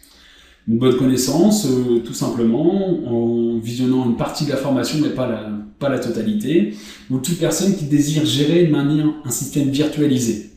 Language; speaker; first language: French; native; French